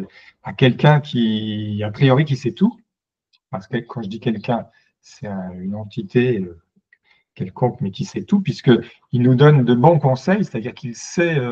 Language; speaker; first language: French; native; French